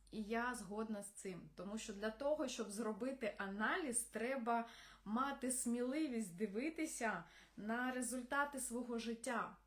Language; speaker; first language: Ukrainian; non-native, local second language; Russian